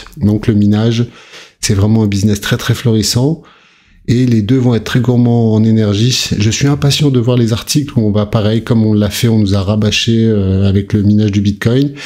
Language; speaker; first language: French; native; French